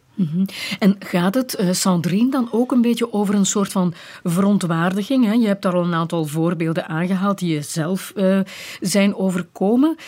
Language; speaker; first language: Dutch; native; Dutch